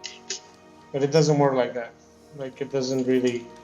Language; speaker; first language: English; non-native, fluent; Romanian